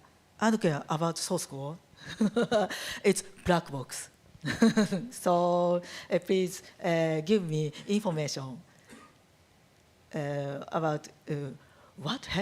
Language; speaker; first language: English; non-native, learner; Japanese